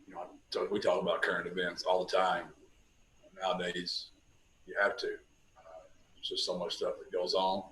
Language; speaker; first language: English; native; English